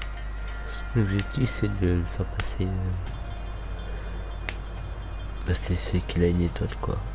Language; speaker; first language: French; native; French